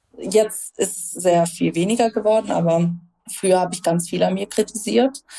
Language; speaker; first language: German; early bilingual, other home language; Russian